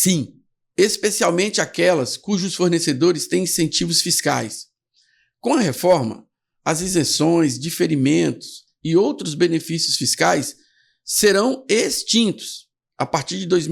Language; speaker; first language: Portuguese; native; Portuguese